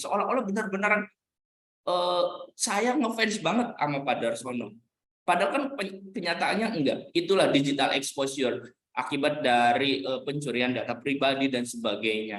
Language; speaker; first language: Indonesian; native; Indonesian